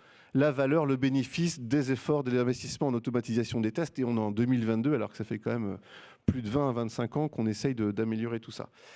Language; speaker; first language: French; native; French